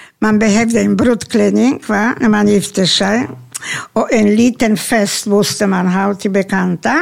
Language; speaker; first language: Swedish; non-native, fluent; Polish